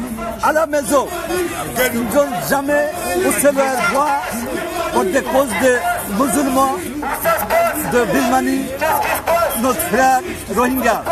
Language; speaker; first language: French; non-native, fluent; Bangla